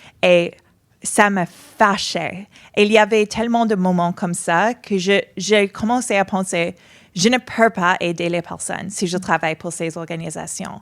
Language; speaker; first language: French; non-native, fluent; English